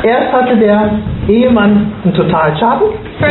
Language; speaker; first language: German; native; German